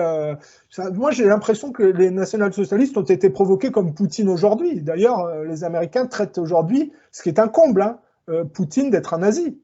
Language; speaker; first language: French; native; French